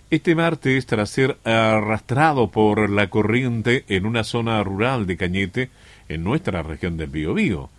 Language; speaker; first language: Spanish; native; Spanish